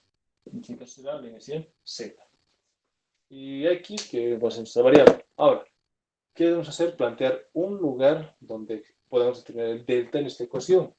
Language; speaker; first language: Spanish; native; Spanish